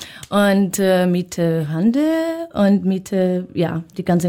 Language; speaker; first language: German; non-native, learner; Portuguese